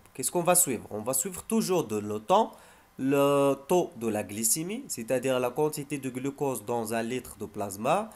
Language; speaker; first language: French; non-native, local second language; Arabic